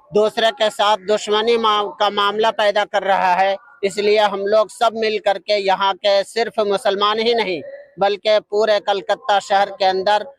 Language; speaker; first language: Urdu; native; Urdu